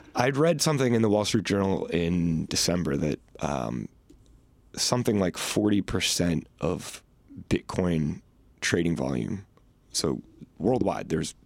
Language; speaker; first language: English; native; English